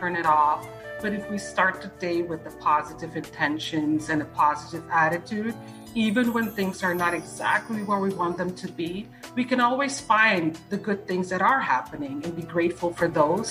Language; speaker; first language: English; non-native, fluent; Dutch